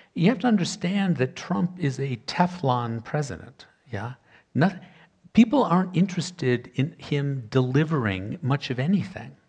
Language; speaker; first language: English; native; English